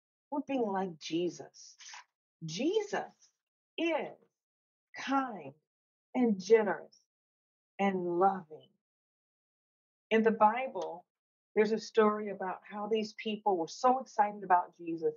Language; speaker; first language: English; native; English